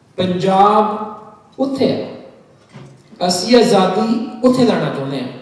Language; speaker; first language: Punjabi; early bilingual, heritage; Punjabi